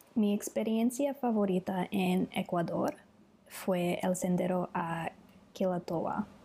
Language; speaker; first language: Spanish; non-native, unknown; English